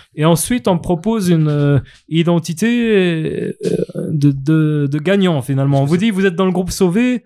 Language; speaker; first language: French; native; French